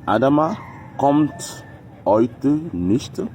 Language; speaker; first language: German; non-native, learner; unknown